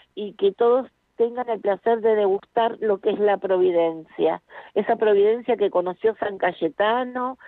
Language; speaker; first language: Spanish; native; Spanish